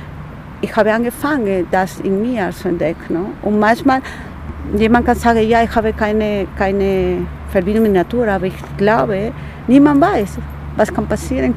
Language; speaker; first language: German; non-native, fluent; Spanish